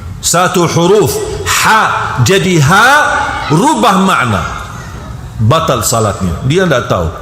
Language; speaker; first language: Malay; non-native, fluent; Arabic